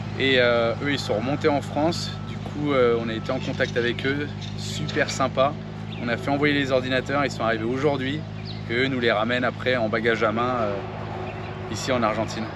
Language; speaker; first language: French; native; French